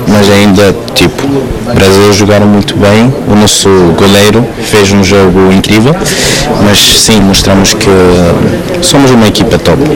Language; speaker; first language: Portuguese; non-native, learner; Norwegian